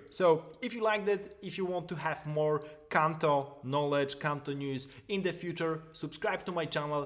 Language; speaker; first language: English; non-native, fluent; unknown